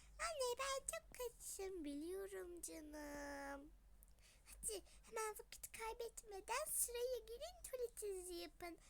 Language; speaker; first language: Turkish; early bilingual, other home language; Arabic